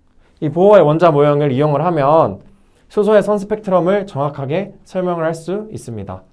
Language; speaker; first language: Korean; native; Korean